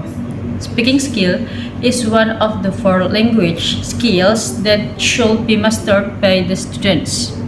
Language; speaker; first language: English; non-native, learner; Indonesian